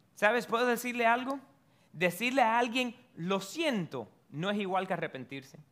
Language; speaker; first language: Spanish; early bilingual, heritage; Spanish